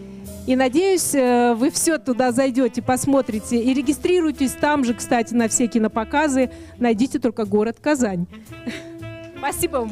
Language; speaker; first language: Russian; native; Russian